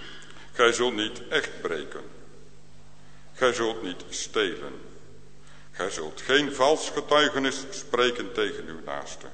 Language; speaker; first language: Dutch; native; Dutch